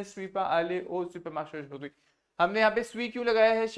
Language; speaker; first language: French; non-native, fluent; Hindi